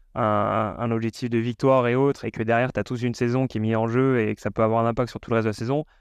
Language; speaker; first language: French; native; French